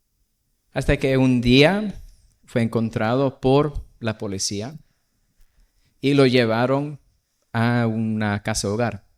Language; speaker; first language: Spanish; non-native, fluent; English